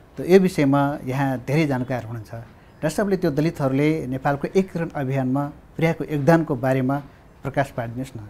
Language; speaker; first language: Nepali; native; Nepali